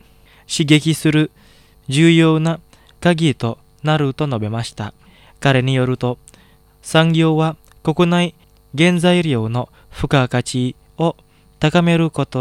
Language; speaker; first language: Japanese; non-native, fluent; Indonesian